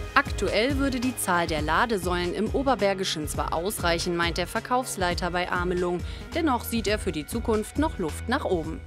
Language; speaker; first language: German; native; German